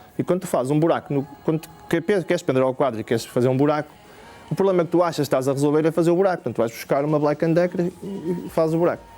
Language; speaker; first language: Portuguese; native; Portuguese